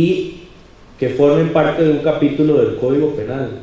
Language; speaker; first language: Spanish; native; Spanish